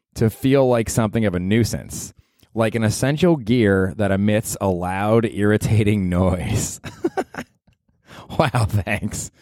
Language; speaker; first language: English; native; English